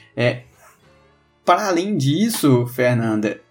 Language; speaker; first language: Portuguese; native; Portuguese